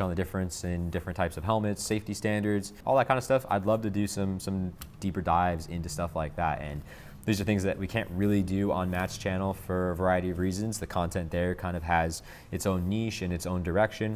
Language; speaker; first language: English; native; English